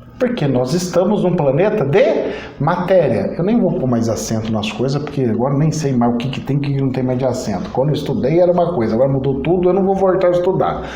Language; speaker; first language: Portuguese; native; Portuguese